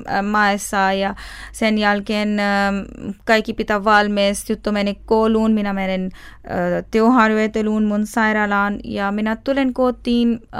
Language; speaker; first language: Finnish; non-native, learner; Urdu